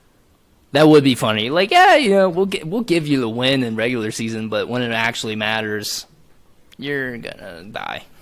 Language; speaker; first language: English; native; English